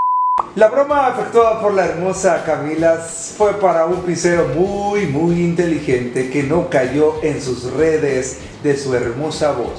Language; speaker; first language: Spanish; native; Spanish